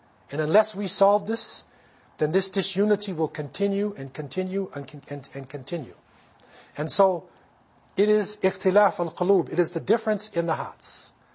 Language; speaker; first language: English; native; English